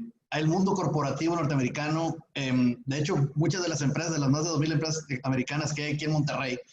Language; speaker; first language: Spanish; native; Spanish